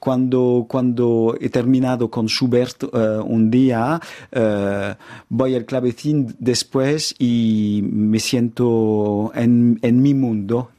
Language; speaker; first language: Spanish; non-native, fluent; French